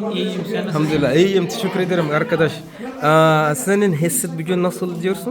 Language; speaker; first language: Turkish; non-native, learner; Arabic